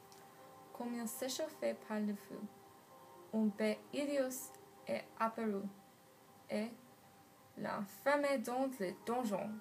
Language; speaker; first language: French; non-native, learner; English